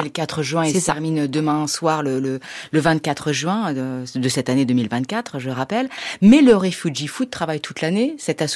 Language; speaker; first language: French; native; French